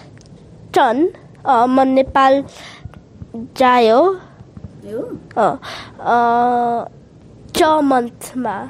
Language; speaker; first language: Nepali; early bilingual, heritage; Nepali